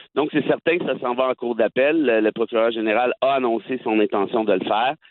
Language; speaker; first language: French; native; French